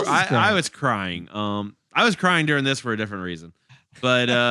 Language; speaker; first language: English; native; English